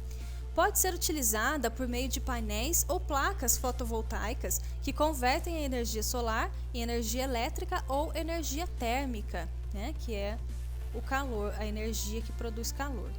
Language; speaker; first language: Portuguese; native; Portuguese